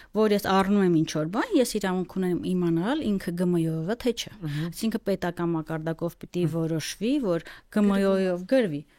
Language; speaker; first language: Armenian; native; Armenian